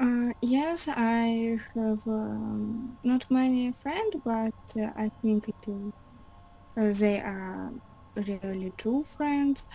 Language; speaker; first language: English; non-native, learner; Russian